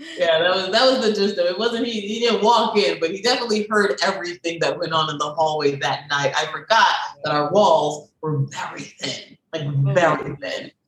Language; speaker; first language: English; native; English